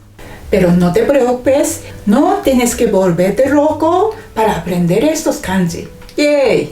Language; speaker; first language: Spanish; non-native, fluent; Japanese